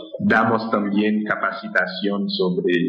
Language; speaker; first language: Spanish; non-native, fluent; Haitian Creole